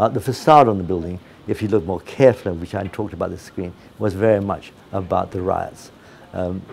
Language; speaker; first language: English; non-native, fluent; Italian